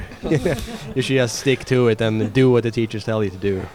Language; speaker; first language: English; non-native, fluent; Swedish